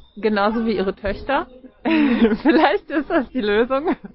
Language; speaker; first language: German; native; German